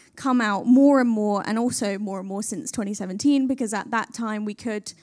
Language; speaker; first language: English; native; English